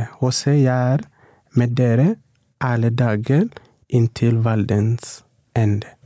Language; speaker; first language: Norwegian; non-native, local second language; Swahili